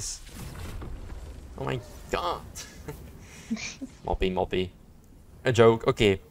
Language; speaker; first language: English; non-native, learner; Dutch